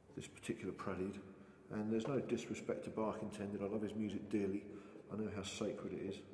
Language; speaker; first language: English; native; English